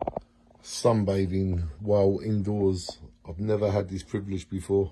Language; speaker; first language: English; native; English